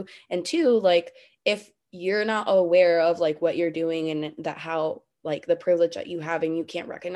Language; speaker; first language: English; non-native, fluent; Spanish